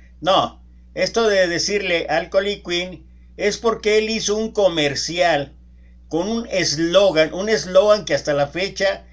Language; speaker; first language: Spanish; native; Spanish